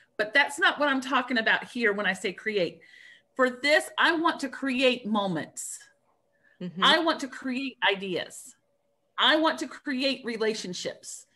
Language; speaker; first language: English; native; English